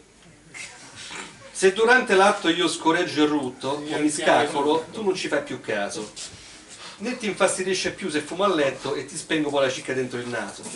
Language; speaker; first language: Italian; native; Italian